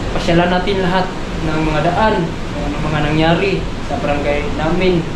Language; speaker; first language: Filipino; non-native, local second language; Cebuano